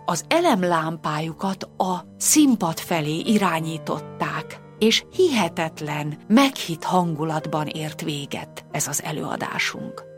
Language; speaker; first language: Hungarian; native; Hungarian